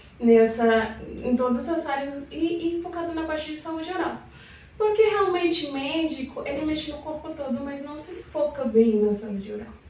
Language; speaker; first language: Portuguese; non-native, fluent; Spanish